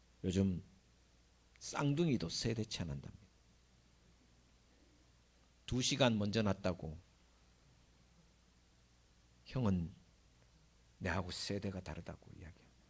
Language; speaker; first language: Korean; native; Korean